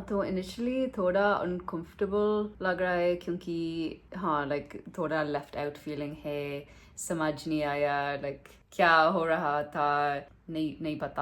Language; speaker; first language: Hindi; non-native, learner; English